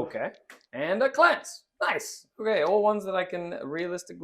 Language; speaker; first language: English; native; English